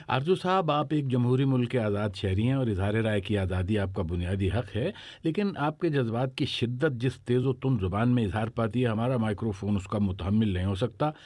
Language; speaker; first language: Urdu; native; Urdu